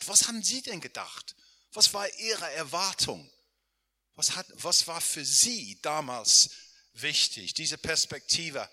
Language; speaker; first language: German; non-native, fluent; English